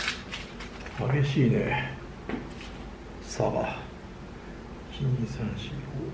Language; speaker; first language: Japanese; native; Japanese